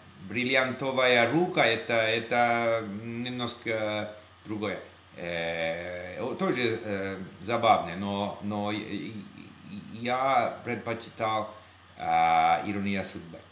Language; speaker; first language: Russian; non-native, learner; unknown